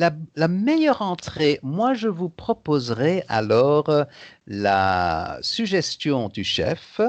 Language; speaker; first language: French; native; French